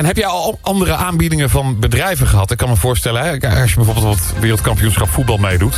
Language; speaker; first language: Dutch; native; Dutch